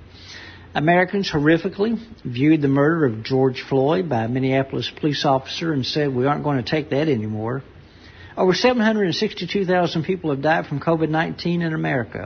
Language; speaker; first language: English; native; English